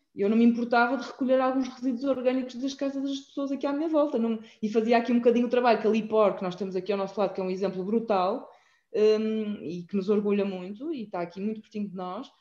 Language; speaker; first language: Portuguese; native; Portuguese